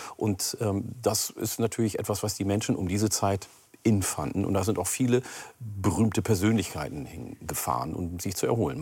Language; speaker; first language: German; early bilingual, other home language; Oromo